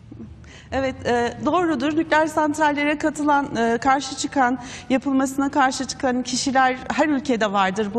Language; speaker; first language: Turkish; native; Turkish